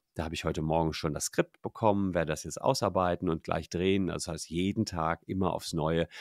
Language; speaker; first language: German; native; German